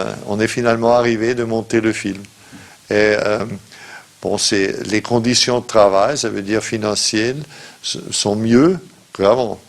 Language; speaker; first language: French; non-native, fluent; German